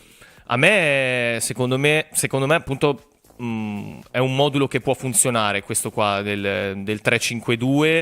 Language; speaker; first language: Italian; native; Italian